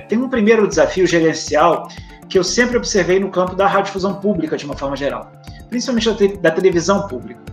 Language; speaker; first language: Portuguese; native; Portuguese